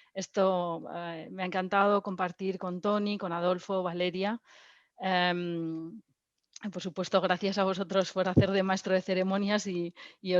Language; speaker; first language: Spanish; native; Spanish